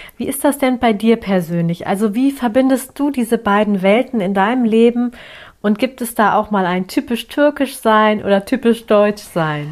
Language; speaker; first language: German; early bilingual, other home language; Turkish